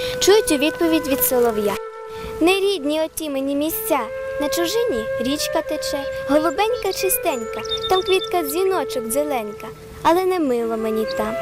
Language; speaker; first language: Ukrainian; non-native, local second language; Russian